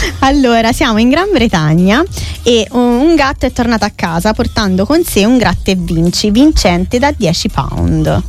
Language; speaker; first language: Italian; native; Italian